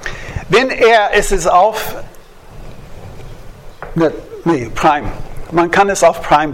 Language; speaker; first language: German; non-native, fluent; English